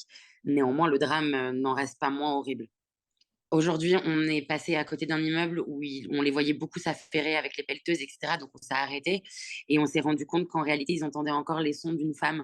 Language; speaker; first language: French; native; French